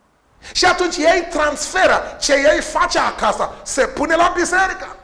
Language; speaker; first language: Romanian; non-native, learner; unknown